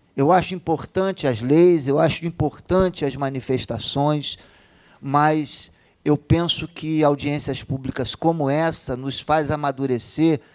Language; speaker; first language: Portuguese; native; Portuguese